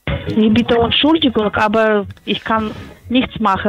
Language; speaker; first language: German; non-native, fluent; Polish